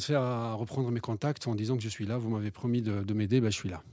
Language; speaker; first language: French; non-native, local second language; Arabic